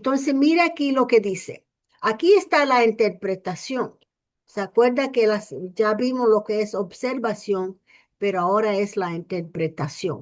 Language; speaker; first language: Spanish; early bilingual, heritage; English